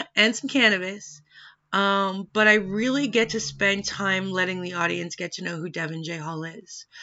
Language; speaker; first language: English; native; English